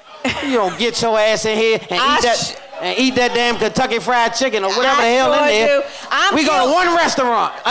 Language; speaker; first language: English; native; English